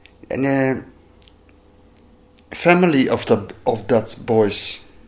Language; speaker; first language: English; non-native, learner; Dutch